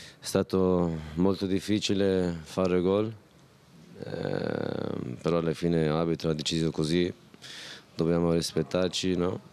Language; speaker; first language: Italian; non-native, fluent; Turkish